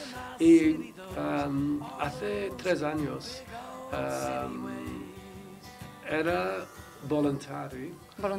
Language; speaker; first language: Spanish; non-native, learner; English